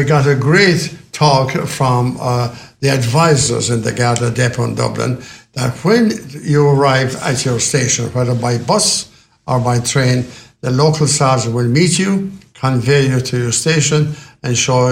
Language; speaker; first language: English; native; English